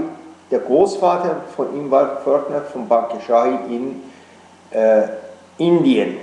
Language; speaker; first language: German; non-native, fluent; Persian